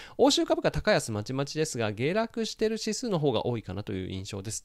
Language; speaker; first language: Japanese; native; Japanese